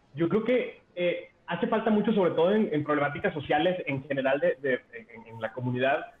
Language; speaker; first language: Spanish; native; Spanish